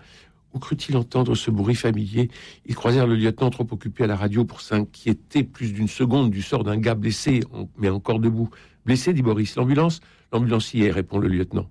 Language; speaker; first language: French; native; French